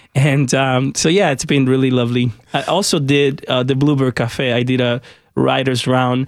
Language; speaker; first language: English; early bilingual, other home language; Spanish